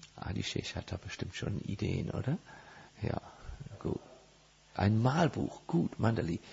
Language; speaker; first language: German; native; German